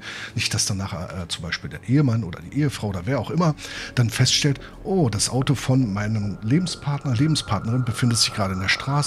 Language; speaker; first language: German; native; German